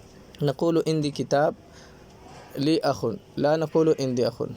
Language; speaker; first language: Arabic; non-native, fluent; Urdu